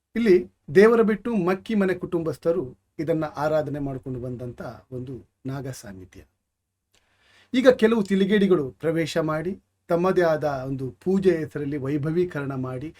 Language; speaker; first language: Kannada; native; Kannada